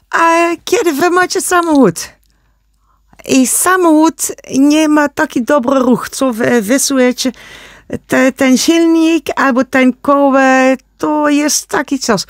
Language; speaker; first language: Polish; non-native, learner; Dutch